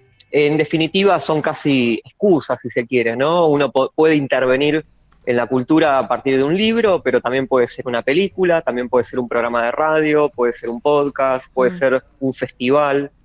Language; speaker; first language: Spanish; native; Spanish